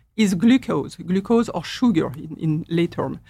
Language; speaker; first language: English; non-native, fluent; French